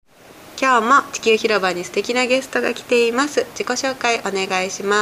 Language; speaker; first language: Japanese; native; Japanese